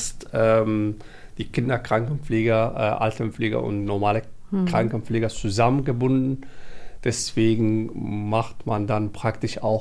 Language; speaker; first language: German; non-native, learner; Somali